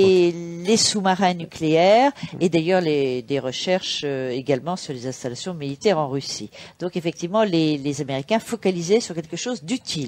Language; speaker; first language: French; native; French